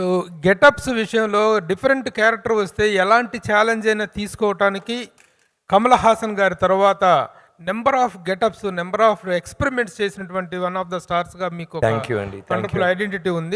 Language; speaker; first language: Telugu; native; Telugu